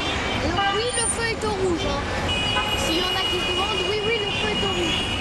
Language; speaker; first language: French; native; French